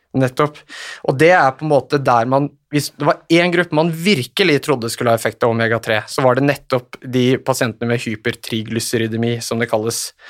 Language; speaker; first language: Norwegian; native; Norwegian